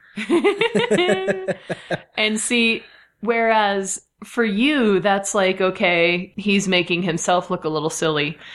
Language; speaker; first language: English; native; English